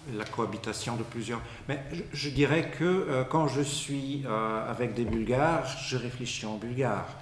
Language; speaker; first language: French; non-native, fluent; Bulgarian